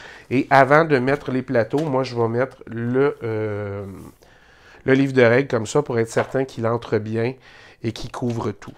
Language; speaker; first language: French; native; French